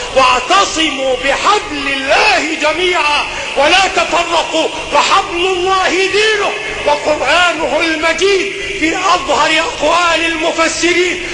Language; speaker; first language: Arabic; non-native, local second language; Ngazidja Comorian